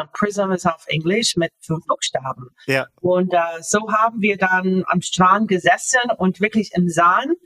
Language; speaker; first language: German; non-native, fluent; English